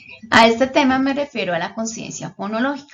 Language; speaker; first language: Spanish; native; Spanish